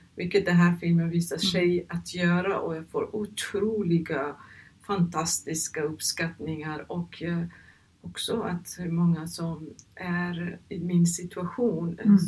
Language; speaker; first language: Swedish; non-native, fluent; Persian